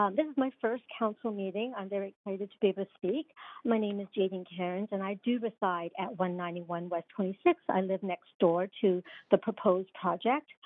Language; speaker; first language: English; non-native, local second language; Cantonese